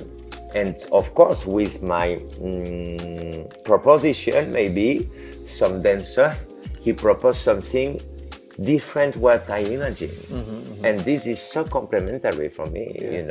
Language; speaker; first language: English; non-native, learner; French